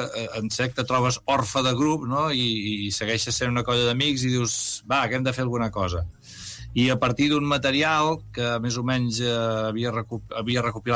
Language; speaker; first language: Catalan; native; Catalan